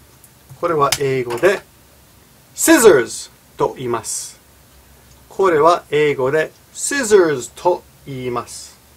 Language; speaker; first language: Japanese; non-native, fluent; English